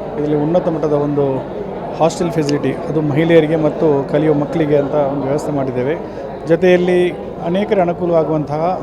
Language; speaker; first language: Kannada; non-native, local second language; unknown